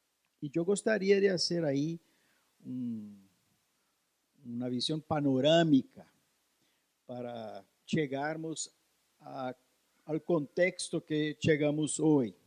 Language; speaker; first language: Spanish; non-native, learner; Portuguese